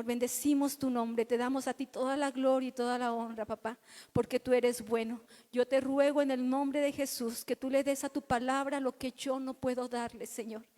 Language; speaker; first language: Spanish; native; Spanish